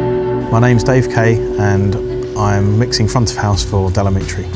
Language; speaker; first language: English; native; English